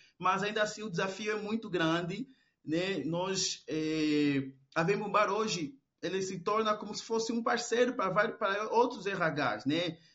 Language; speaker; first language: Portuguese; native; Portuguese